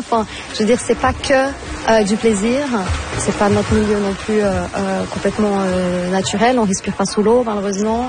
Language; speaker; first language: French; non-native, fluent; Portuguese